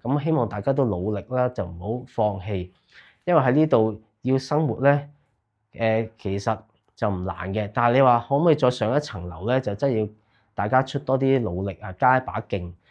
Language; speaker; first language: Cantonese; native; Cantonese